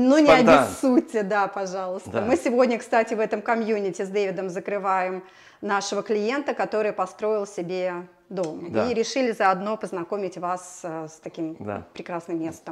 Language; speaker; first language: Russian; native; Russian